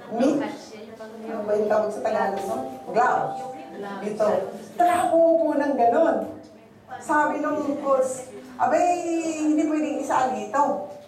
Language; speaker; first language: Filipino; non-native, local second language; Bikol